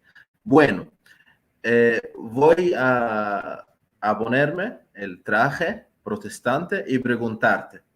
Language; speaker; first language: Spanish; non-native, fluent; Arabic